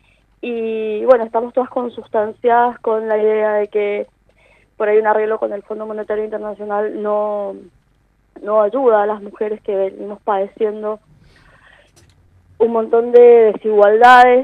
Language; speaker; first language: Spanish; native; Spanish